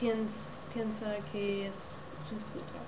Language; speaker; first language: Spanish; non-native, learner; English